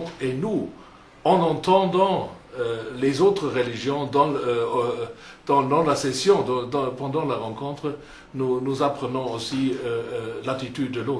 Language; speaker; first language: French; non-native, fluent; German